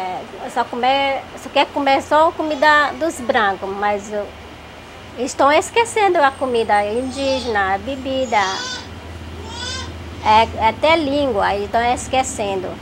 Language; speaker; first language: Portuguese; non-native, local second language; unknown